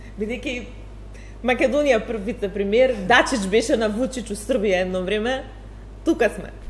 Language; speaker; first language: Macedonian; native; Macedonian